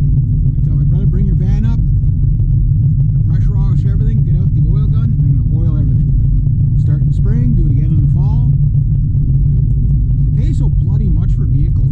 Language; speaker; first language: English; native; English